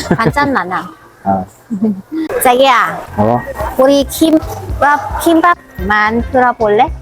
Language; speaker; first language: Korean; non-native, learner; Vietnamese